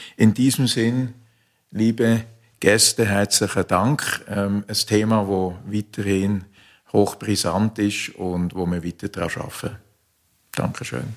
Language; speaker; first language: German; native; German